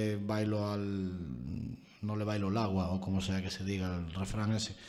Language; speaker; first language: Spanish; native; Spanish